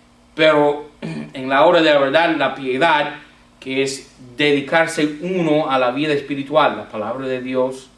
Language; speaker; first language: Spanish; non-native, fluent; English